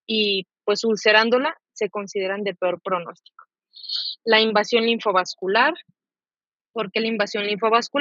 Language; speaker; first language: Spanish; native; Spanish